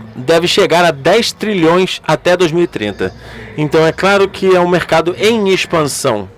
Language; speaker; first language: Portuguese; non-native, learner; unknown